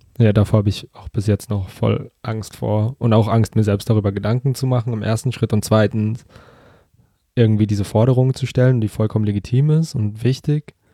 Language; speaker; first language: German; early bilingual, other home language; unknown